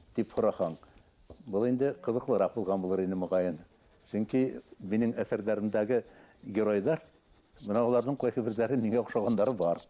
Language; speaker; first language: Tatar; non-native, local second language; Bashkir